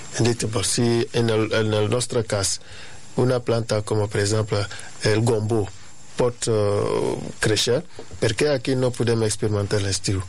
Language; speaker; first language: Catalan; non-native, fluent; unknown